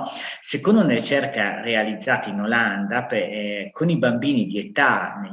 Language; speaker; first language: Italian; native; Italian